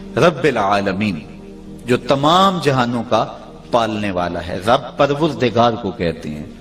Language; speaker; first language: Urdu; non-native, local second language; Punjabi